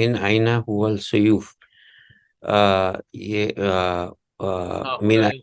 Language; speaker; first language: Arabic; non-native, learner; Urdu